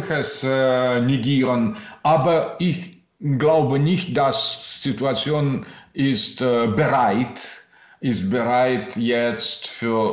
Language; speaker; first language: German; non-native, learner; Russian